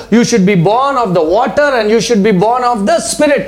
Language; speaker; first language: English; non-native, local second language; Telugu